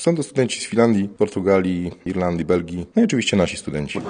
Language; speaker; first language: Polish; native; Polish